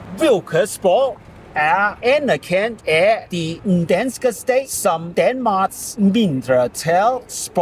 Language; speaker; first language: Danish; non-native, learner; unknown